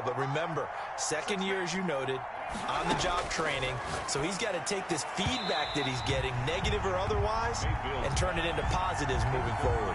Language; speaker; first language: English; native; English